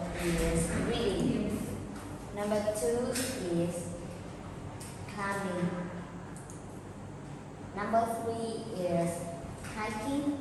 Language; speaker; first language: English; non-native, learner; Vietnamese